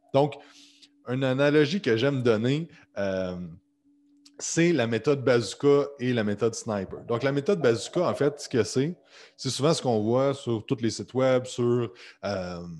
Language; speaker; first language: French; native; French